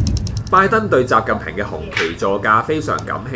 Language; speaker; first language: Chinese; non-native, local second language; Cantonese